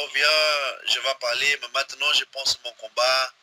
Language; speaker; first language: French; non-native, learner; Portuguese